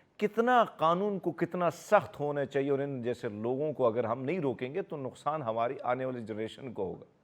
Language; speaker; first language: Urdu; non-native, local second language; Punjabi